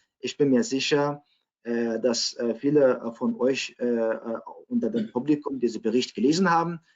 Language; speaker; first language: German; non-native, fluent; Uyghur